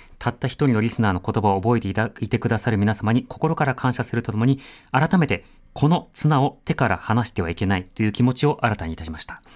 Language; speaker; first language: Japanese; native; Japanese